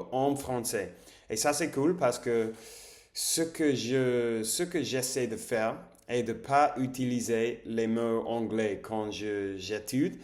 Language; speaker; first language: French; non-native, learner; English